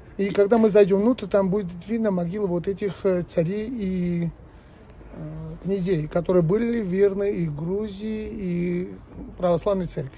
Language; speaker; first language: Russian; non-native, local second language; Georgian